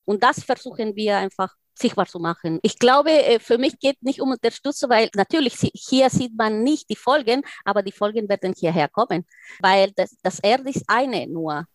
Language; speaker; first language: German; non-native, fluent; Spanish